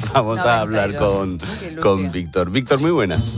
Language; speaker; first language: Spanish; native; Spanish